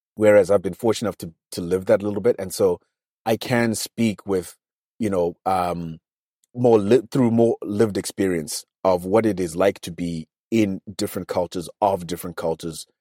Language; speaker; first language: English; non-native, local second language; Shona